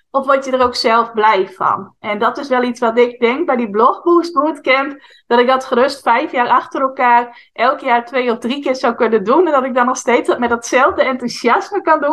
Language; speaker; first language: Dutch; native; Dutch